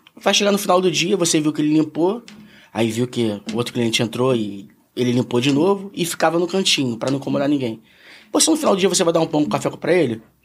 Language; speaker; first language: Portuguese; native; Portuguese